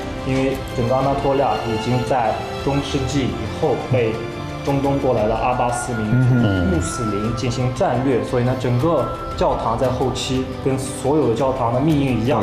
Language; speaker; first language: Chinese; native; Chinese